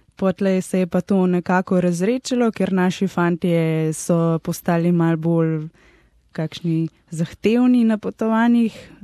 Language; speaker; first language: Slovenian; native; Slovenian